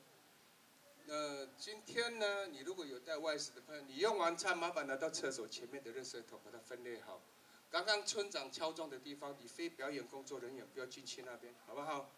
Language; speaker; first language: Chinese; native; Chinese